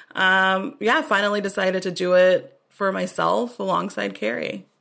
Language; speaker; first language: English; native; English